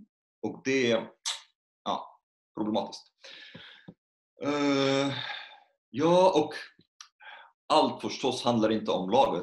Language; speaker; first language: Swedish; non-native, fluent; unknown